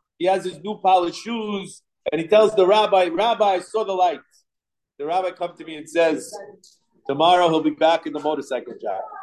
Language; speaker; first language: English; native; English